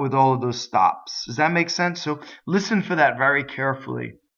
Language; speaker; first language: English; native; English